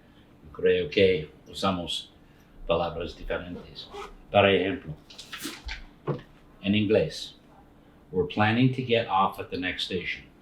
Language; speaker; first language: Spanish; non-native, learner; English